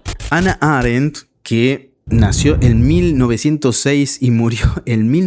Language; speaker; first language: Spanish; native; Spanish